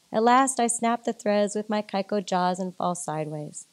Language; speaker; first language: English; native; English